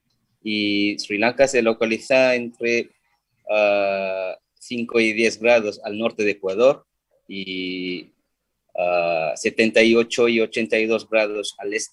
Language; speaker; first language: Spanish; non-native, fluent; Sinhala